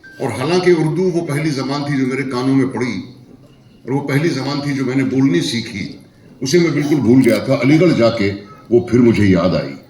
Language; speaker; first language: Urdu; native; Urdu